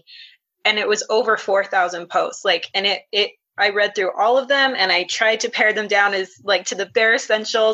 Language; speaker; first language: English; native; English